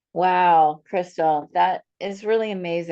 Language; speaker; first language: English; native; English